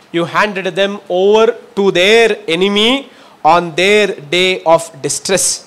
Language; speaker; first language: English; non-native, local second language; Tamil